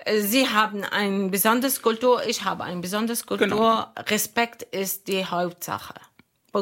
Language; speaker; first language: German; non-native, learner; Arabic